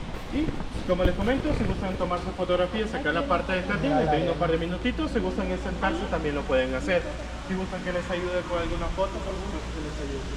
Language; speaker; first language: Spanish; native; Spanish